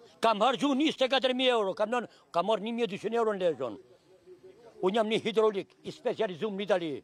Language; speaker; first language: Albanian; native; Albanian